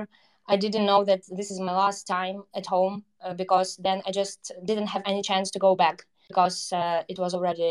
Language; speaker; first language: English; non-native, fluent; Ukrainian